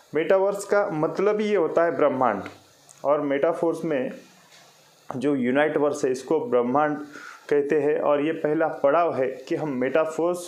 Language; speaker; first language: Hindi; non-native, local second language; Marathi